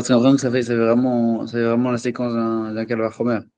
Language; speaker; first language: French; native; French